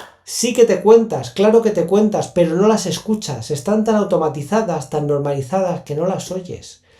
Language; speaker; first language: Spanish; native; Spanish